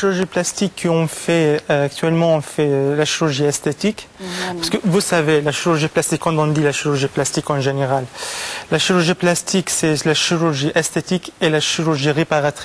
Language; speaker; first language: French; non-native, fluent; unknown